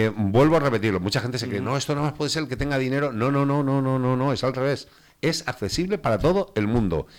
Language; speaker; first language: Spanish; native; Spanish